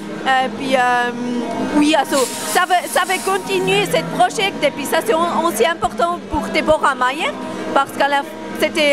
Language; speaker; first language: French; non-native, local second language; German